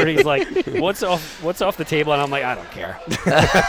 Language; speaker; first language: English; native; English